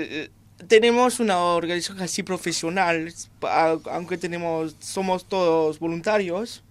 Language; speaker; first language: Spanish; non-native, fluent; French